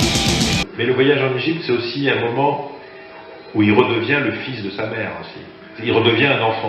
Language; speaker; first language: French; native; French